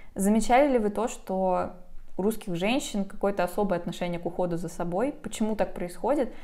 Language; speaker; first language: Russian; native; Russian